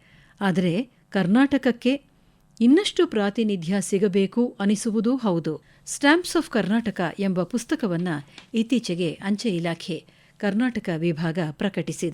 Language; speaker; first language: Kannada; native; Kannada